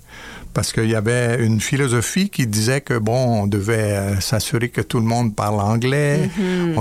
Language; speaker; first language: French; native; French